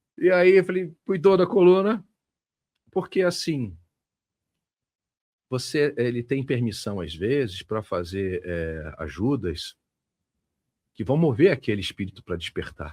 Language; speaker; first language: Portuguese; native; Portuguese